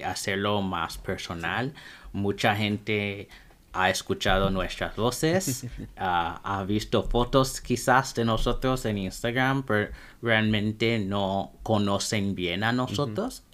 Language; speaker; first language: Spanish; non-native, fluent; English